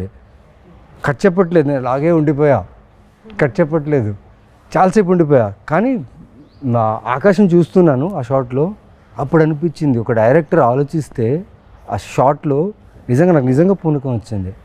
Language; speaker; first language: Telugu; native; Telugu